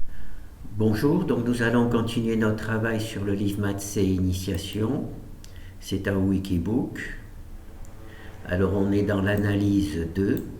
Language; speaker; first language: French; native; French